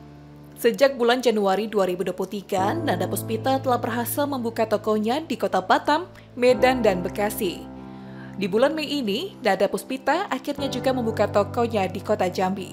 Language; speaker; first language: Indonesian; native; Indonesian